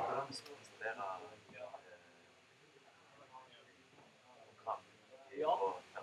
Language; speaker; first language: Norwegian; native; Norwegian